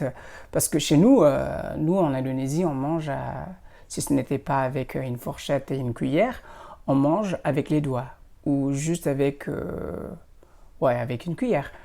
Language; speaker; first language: French; non-native, fluent; Indonesian